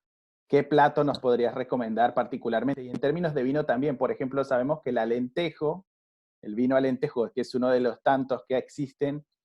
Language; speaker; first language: Spanish; native; Spanish